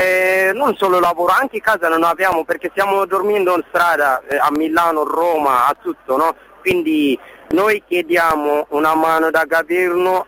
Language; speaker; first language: Italian; non-native, learner; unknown